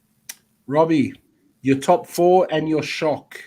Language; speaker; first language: English; native; English